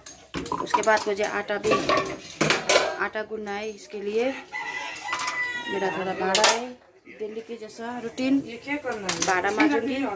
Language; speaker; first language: Hindi; non-native, local second language; Nepali